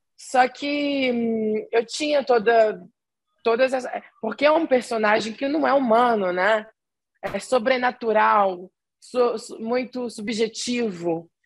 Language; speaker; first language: Portuguese; native; Portuguese